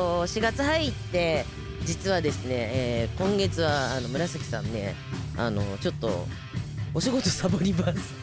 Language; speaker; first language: Japanese; native; Japanese